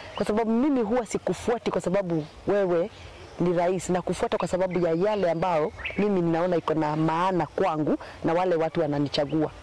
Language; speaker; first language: Swahili; non-native, local second language; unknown